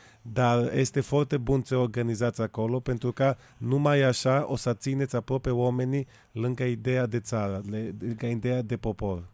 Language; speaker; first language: Romanian; non-native, fluent; Greek